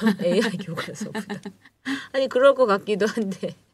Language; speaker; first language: Korean; native; Korean